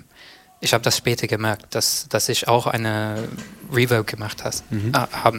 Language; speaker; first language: German; non-native, learner; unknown